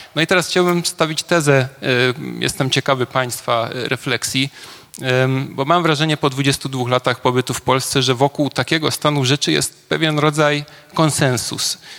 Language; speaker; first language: Polish; non-native, fluent; Hungarian